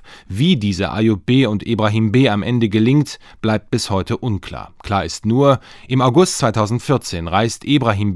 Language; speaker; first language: German; native; German